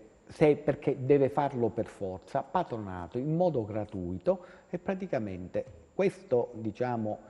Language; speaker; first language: Italian; native; Italian